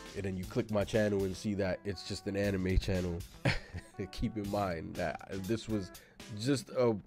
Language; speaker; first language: English; native; English